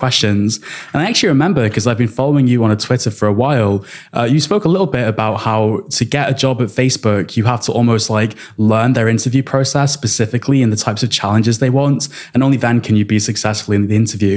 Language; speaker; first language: English; native; English